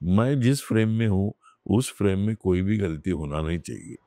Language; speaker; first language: Hindi; non-native, local second language; Marathi